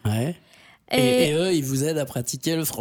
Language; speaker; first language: French; native; French